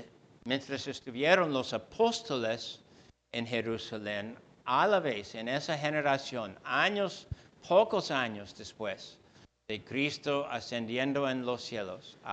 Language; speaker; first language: Spanish; non-native, fluent; English